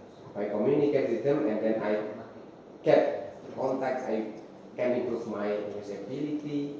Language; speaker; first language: English; non-native, fluent; Indonesian